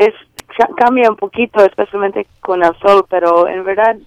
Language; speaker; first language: Spanish; non-native, learner; English